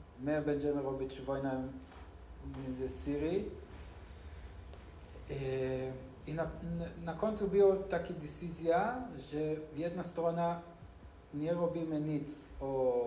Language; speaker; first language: Polish; non-native, learner; Hebrew